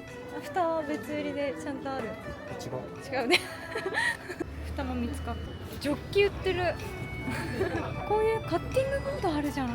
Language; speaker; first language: Japanese; native; Japanese